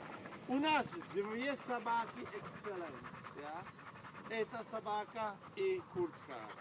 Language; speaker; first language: Russian; non-native, learner; Czech